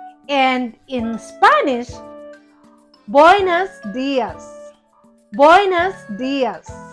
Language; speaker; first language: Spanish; non-native, learner; Cebuano